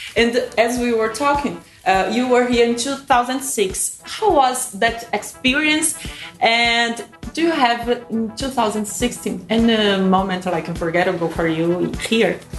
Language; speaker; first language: English; non-native, learner; Portuguese